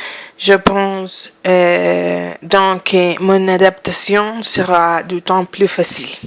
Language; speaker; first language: French; non-native, fluent; Spanish